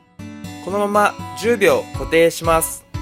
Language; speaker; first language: Japanese; native; Japanese